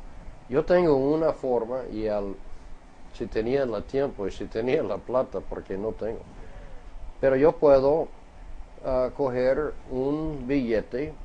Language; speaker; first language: Spanish; non-native, fluent; English